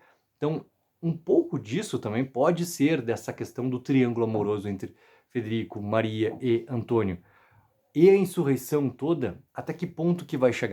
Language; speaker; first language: Portuguese; native; Portuguese